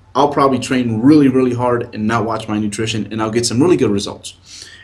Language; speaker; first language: English; native; English